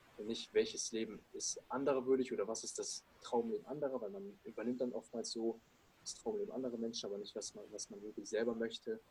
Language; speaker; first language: German; early bilingual, other home language; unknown